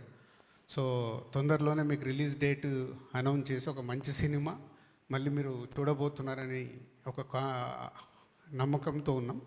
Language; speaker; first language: Telugu; native; Telugu